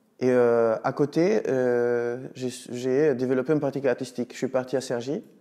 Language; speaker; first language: French; non-native, fluent; Italian